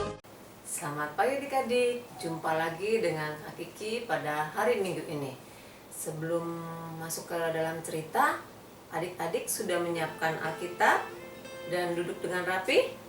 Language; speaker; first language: Indonesian; native; Indonesian